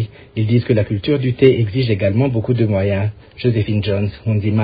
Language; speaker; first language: French; non-native, local second language; Rundi